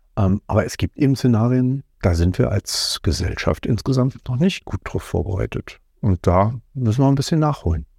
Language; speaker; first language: German; native; German